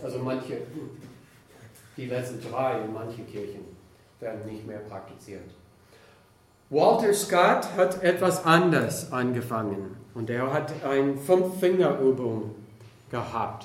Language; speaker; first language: German; non-native, fluent; English